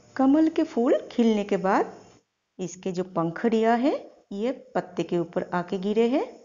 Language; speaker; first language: Hindi; non-native, local second language; Bangla